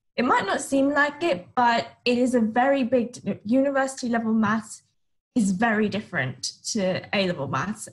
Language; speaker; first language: English; native; English